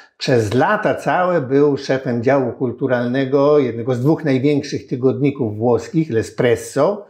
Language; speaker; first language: Polish; native; Polish